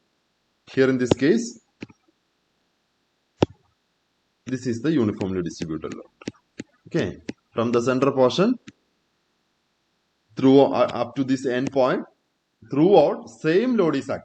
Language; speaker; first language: English; non-native, local second language; Malayalam